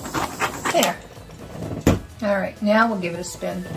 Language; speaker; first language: English; native; English